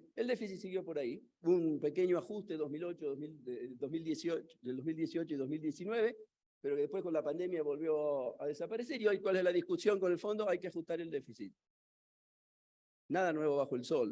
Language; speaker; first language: Spanish; native; Spanish